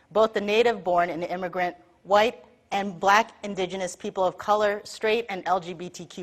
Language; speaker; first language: English; native; English